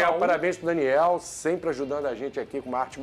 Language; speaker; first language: Portuguese; native; Portuguese